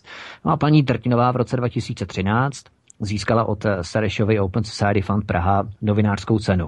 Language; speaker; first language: Czech; native; Czech